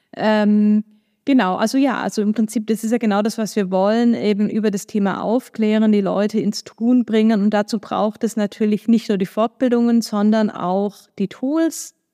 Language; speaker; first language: German; native; German